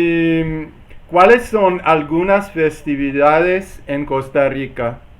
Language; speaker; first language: Spanish; non-native, learner; English